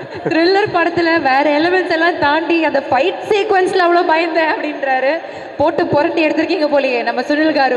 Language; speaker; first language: Tamil; native; Tamil